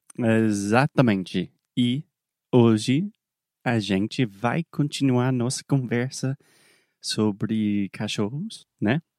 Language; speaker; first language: Portuguese; non-native, fluent; English